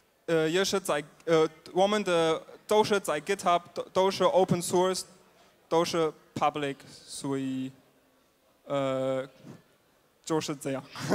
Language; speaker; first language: Chinese; non-native, fluent; German